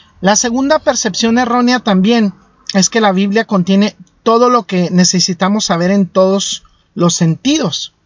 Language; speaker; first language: Spanish; native; Spanish